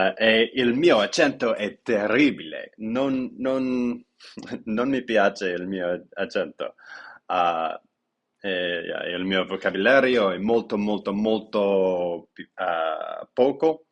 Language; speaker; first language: Italian; non-native, learner; English